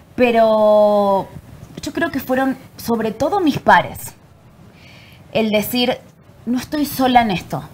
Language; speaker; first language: Spanish; native; Spanish